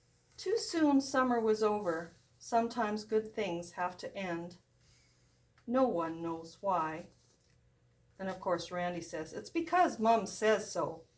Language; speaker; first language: English; native; English